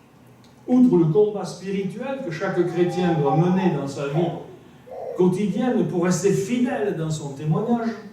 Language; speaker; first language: French; native; French